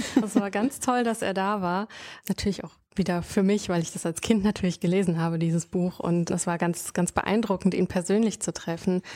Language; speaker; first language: German; native; German